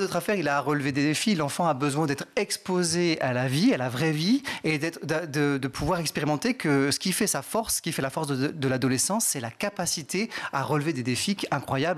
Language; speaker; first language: French; native; French